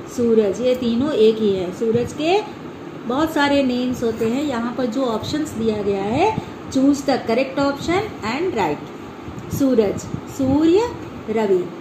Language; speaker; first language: Hindi; non-native, local second language; Telugu